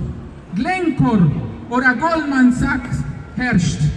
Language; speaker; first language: German; non-native, fluent; Spanish